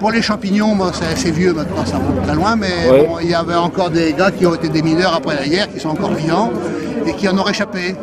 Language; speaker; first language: French; native; French